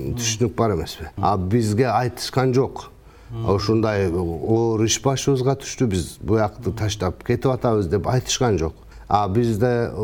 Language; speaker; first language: Kyrgyz; early bilingual, heritage; Kyrgyz